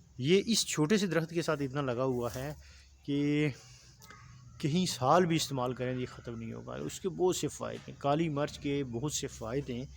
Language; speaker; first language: Urdu; non-native, local second language; Punjabi